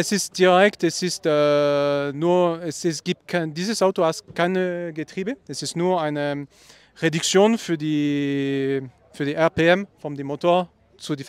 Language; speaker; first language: German; non-native, learner; Italian